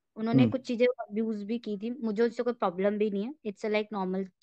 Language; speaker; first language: Hindi; native; Hindi